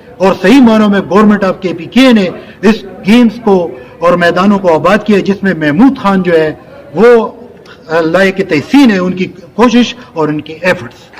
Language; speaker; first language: Urdu; non-native, local second language; Pashto